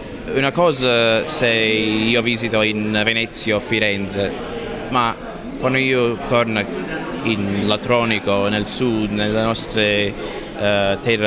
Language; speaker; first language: Italian; non-native, learner; English